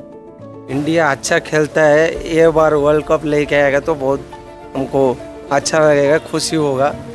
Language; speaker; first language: Hindi; non-native, local second language; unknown